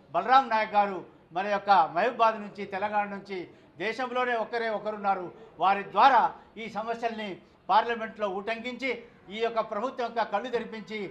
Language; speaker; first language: Telugu; non-native, local second language; Lambadi